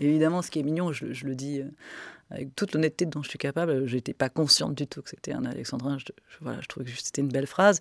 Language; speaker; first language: French; native; French